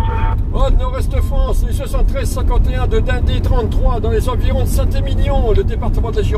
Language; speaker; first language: French; native; French